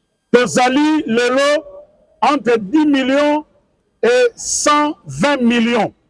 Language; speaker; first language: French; non-native, local second language; Lingala